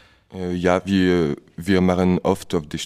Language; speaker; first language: German; non-native, learner; French